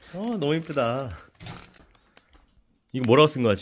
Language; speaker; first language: Korean; native; Korean